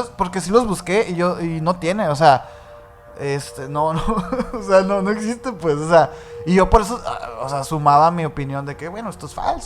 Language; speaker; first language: Spanish; native; Spanish